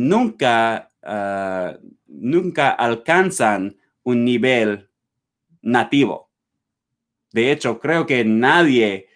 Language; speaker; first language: Spanish; non-native, learner; English